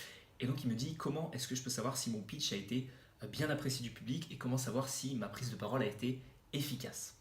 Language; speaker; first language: French; native; French